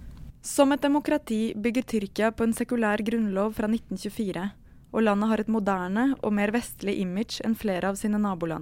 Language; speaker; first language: Norwegian; native; Norwegian